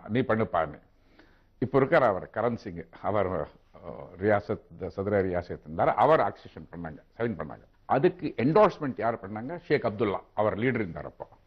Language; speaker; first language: Tamil; non-native, local second language; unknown